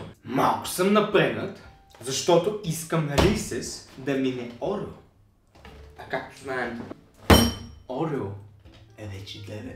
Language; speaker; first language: Bulgarian; native; Bulgarian